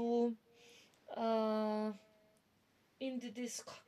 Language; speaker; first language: German; non-native, fluent; Macedonian